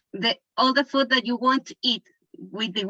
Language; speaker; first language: English; non-native, learner; Spanish